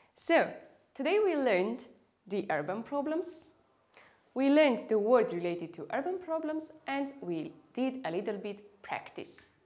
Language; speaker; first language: English; non-native, fluent; Armenian